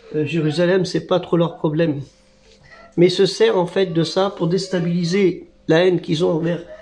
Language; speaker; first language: French; native; French